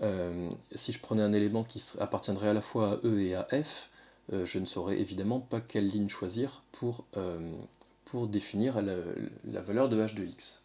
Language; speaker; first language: French; native; French